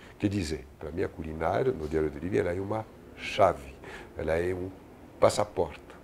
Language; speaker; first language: Portuguese; non-native, fluent; French